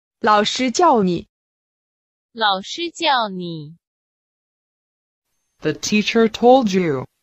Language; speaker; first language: Chinese; non-native, learner; Urdu